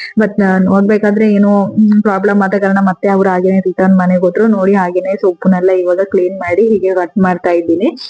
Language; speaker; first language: Kannada; non-native, local second language; Kodava